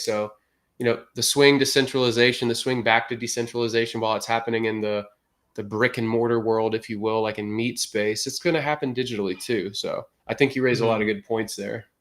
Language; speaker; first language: English; native; English